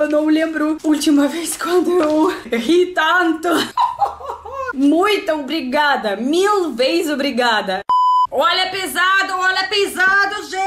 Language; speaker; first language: Portuguese; non-native, learner; Russian